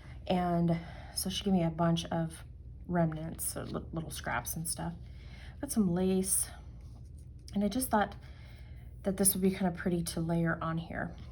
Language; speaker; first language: English; native; English